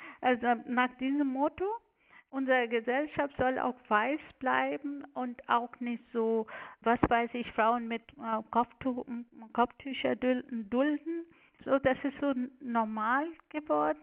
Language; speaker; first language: German; non-native, fluent; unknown